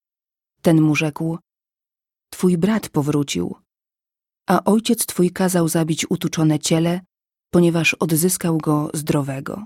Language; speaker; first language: Polish; native; Polish